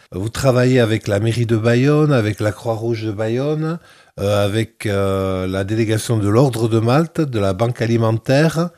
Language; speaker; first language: French; native; French